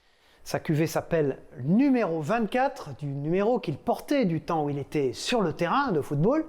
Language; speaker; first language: French; native; French